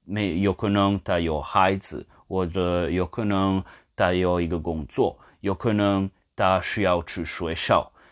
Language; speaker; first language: Chinese; non-native, fluent; English